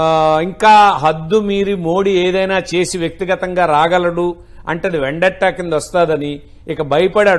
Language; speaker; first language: Telugu; native; Telugu